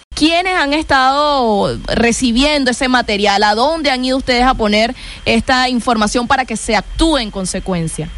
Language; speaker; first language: Spanish; native; Spanish